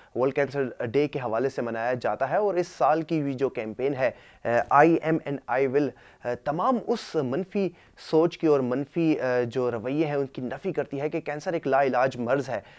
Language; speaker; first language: Urdu; native; Urdu